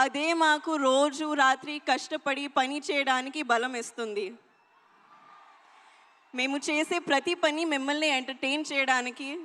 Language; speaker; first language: Telugu; non-native, local second language; Hindi